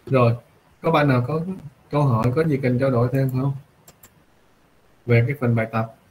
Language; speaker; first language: Vietnamese; native; Vietnamese